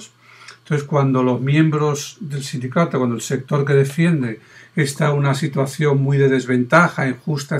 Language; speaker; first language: Spanish; native; Spanish